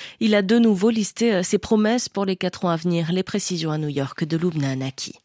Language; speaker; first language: French; native; French